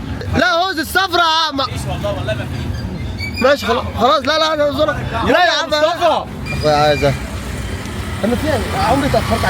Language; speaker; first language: Arabic; native; Arabic